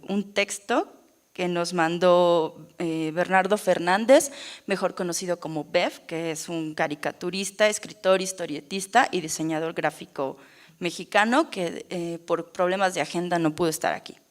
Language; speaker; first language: Spanish; native; Spanish